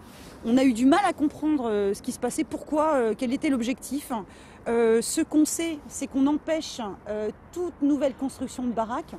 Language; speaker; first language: French; native; French